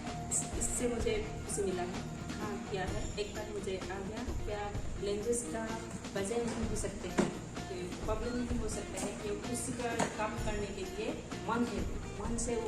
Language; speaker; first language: Hindi; non-native, local second language; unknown